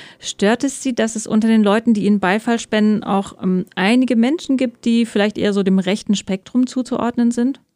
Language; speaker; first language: German; early bilingual, other home language; Persian